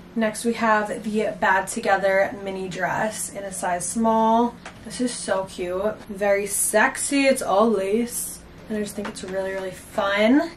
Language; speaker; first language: English; native; English